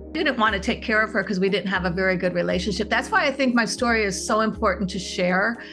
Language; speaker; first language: English; native; English